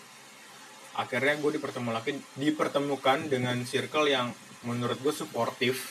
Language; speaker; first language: Indonesian; native; Indonesian